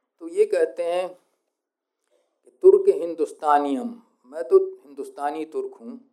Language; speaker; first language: Hindi; native; Hindi